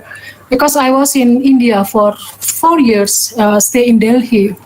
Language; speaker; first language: English; non-native, learner; Balinese